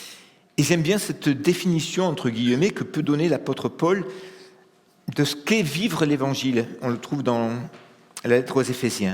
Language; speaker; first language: French; native; French